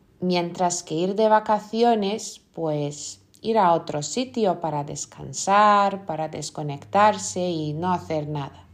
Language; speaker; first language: Spanish; non-native, fluent; Lithuanian